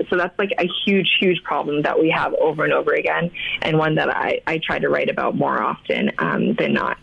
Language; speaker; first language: English; native; English